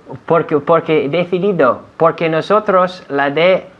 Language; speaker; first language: Spanish; non-native, fluent; English